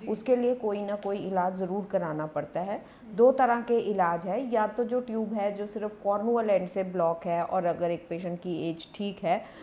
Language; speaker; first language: Hindi; non-native, local second language; Punjabi